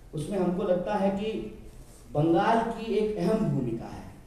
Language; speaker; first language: Hindi; native; Hindi